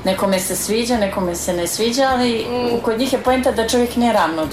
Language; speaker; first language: Croatian; native; Croatian